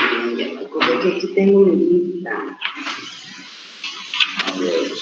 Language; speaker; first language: Spanish; native; Spanish